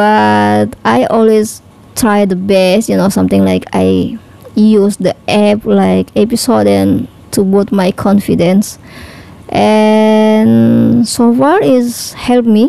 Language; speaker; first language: English; non-native, learner; Indonesian